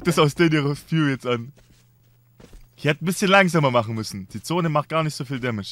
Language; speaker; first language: German; native; German